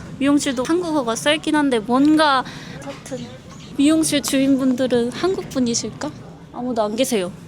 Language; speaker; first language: Korean; native; Korean